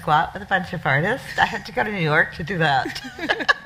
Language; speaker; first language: English; native; English